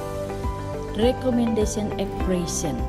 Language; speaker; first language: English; non-native, learner; Indonesian